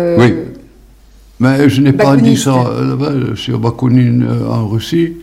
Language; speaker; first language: French; non-native, fluent; Dutch